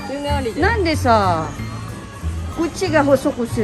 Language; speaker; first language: Japanese; non-native, fluent; Filipino